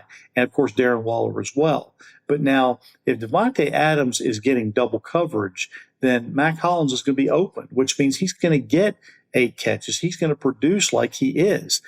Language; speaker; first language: English; native; English